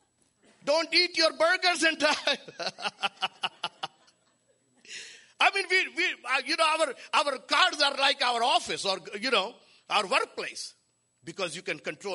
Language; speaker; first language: English; non-native, local second language; Hindi